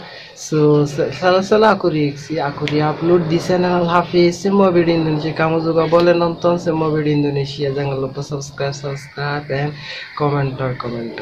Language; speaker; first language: Indonesian; non-native, learner; Bangla